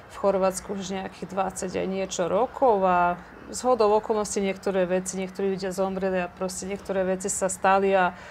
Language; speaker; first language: Slovak; early bilingual, heritage; Croatian